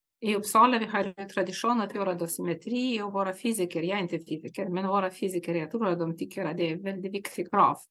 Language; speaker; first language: Swedish; non-native, fluent; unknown